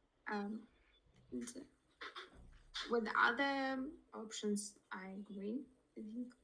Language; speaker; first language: English; non-native, learner; Russian